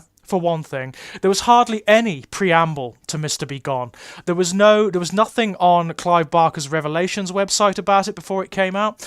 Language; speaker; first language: English; native; English